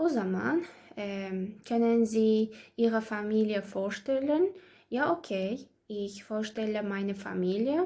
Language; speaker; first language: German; non-native, learner; Azerbaijani